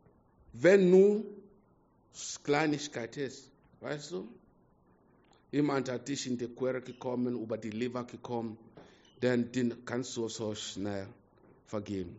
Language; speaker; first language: German; non-native, fluent; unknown